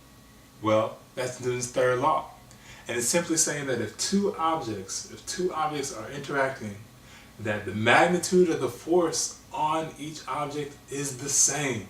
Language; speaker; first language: English; native; English